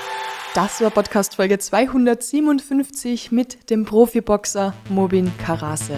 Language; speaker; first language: German; native; German